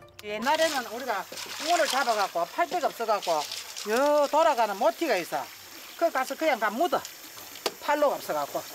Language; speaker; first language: Korean; native; Korean